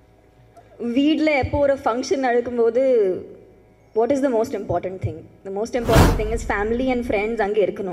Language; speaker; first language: Tamil; non-native, fluent; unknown